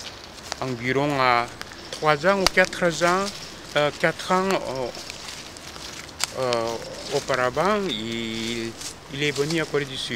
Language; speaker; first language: French; non-native, fluent; Korean